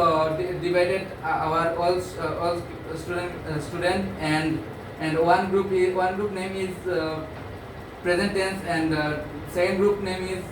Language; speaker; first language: English; non-native, learner; Bangla